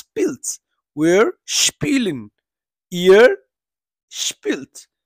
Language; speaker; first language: German; non-native, fluent; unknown